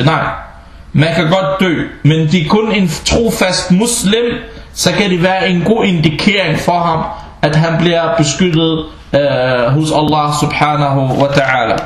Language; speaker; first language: Danish; early bilingual, other home language; Arabic